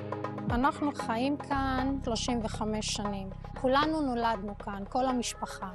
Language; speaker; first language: Hebrew; non-native, local second language; Arabic